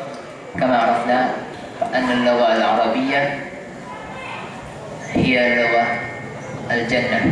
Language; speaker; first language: Arabic; non-native, fluent; Indonesian